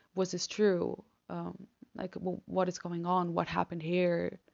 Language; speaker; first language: English; non-native, fluent; Spanish